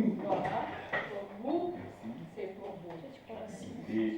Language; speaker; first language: French; non-native, fluent; Serbian